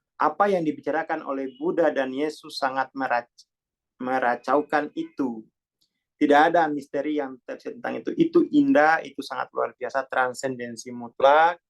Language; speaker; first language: Indonesian; non-native, local second language; Javanese